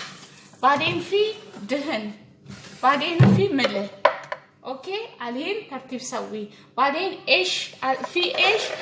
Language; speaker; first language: Arabic; non-native, learner; Amharic